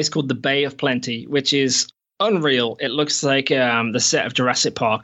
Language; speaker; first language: English; native; English